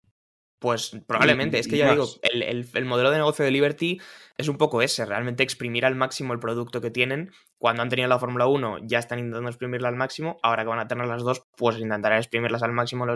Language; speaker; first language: Spanish; native; Spanish